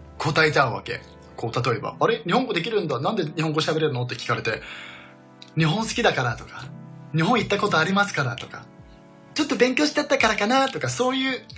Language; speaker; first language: Japanese; non-native, fluent; Danish